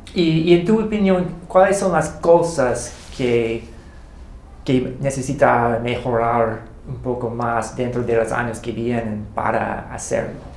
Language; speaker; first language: Spanish; non-native, learner; English